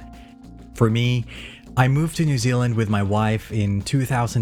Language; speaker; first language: English; non-native, local second language; Filipino